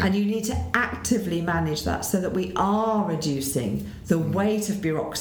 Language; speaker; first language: English; native; English